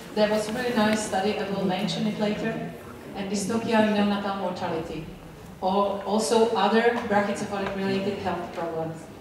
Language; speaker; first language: English; non-native, fluent; Czech